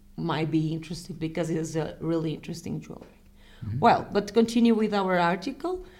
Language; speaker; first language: English; non-native, fluent; Portuguese